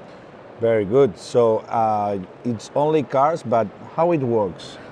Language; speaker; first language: English; non-native, fluent; Spanish